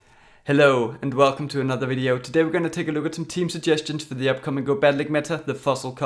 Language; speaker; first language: English; native; English